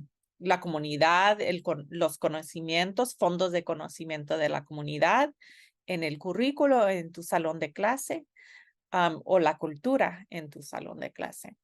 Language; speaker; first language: Spanish; non-native, fluent; English